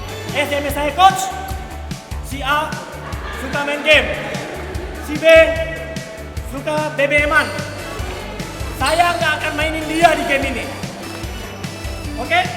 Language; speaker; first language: Indonesian; non-native, fluent; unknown